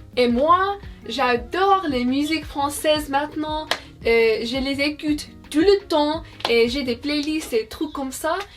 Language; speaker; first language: French; non-native, fluent; English